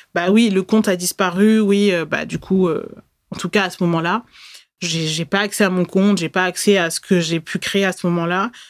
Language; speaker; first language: French; native; French